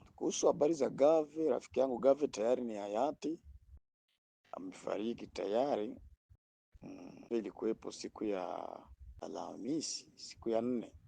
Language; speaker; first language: Swahili; native; Swahili